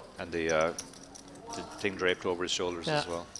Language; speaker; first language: English; native; English